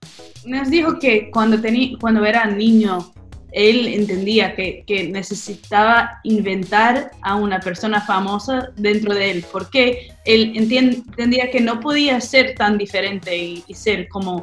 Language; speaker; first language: Spanish; non-native, fluent; English